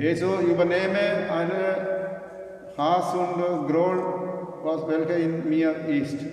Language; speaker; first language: German; non-native, learner; Malayalam